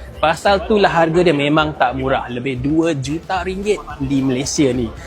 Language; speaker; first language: Malay; native; Malay